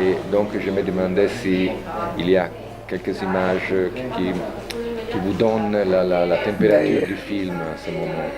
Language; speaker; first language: French; non-native, fluent; Italian